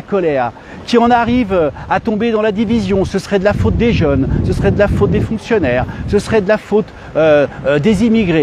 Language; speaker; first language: French; native; French